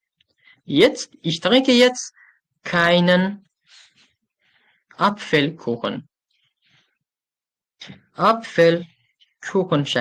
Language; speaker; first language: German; non-native, fluent; Uzbek